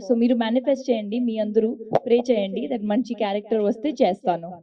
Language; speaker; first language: Telugu; non-native, learner; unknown